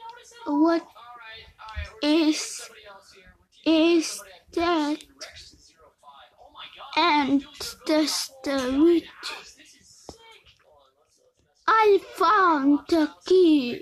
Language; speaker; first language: English; non-native, learner; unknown